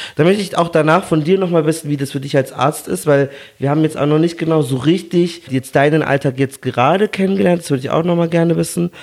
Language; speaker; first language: German; early bilingual, other home language; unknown